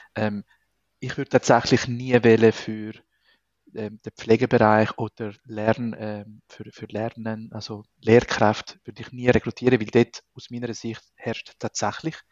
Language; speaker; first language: German; non-native, fluent; Spanish